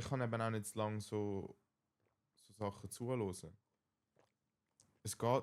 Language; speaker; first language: German; native; German